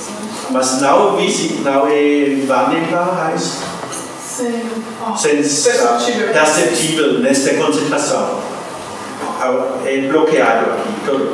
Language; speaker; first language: Portuguese; non-native, fluent; German